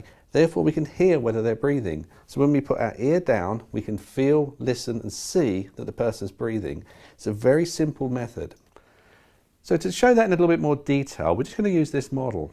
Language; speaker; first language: English; native; English